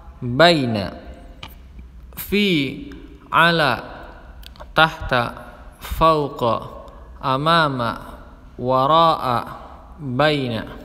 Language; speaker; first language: Arabic; non-native, fluent; Indonesian